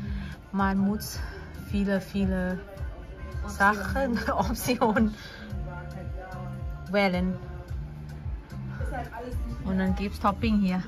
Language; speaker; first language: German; non-native, learner; Thai